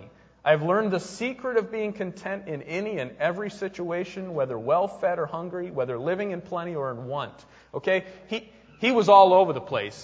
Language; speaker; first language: English; native; English